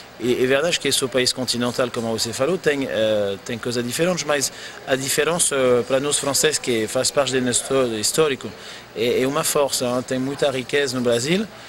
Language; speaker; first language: Portuguese; non-native, fluent; French